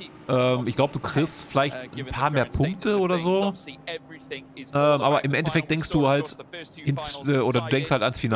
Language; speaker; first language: German; native; German